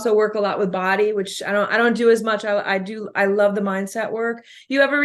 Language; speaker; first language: English; native; English